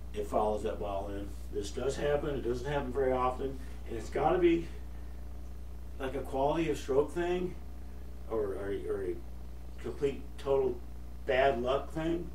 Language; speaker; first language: English; native; English